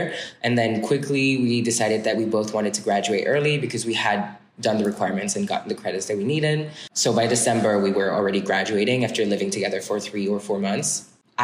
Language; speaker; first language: English; non-native, fluent; French